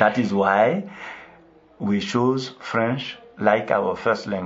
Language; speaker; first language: English; non-native, local second language; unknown